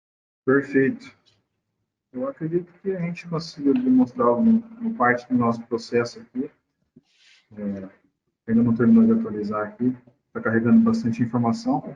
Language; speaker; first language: Portuguese; native; Portuguese